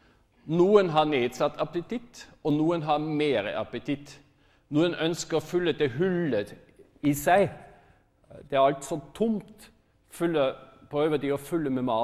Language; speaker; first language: Norwegian; non-native, fluent; German